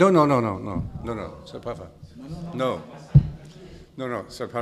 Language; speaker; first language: French; non-native, fluent; English